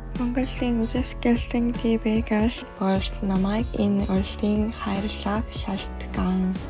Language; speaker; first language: Mongolian; non-native, learner; Korean